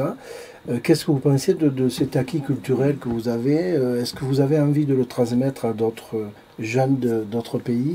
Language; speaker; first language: French; native; French